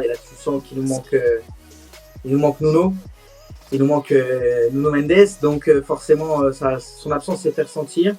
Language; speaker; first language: French; native; French